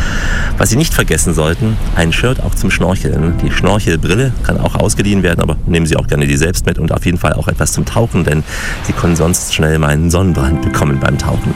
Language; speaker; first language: German; native; German